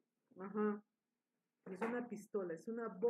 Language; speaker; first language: Spanish; native; Spanish